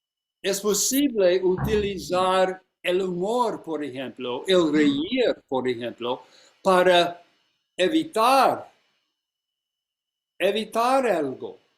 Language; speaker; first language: Spanish; non-native, fluent; English